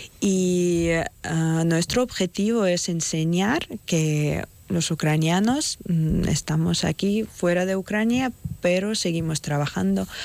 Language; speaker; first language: Spanish; non-native, fluent; Ukrainian